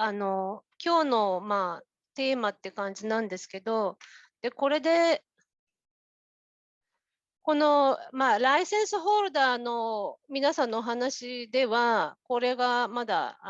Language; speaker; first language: Japanese; native; Japanese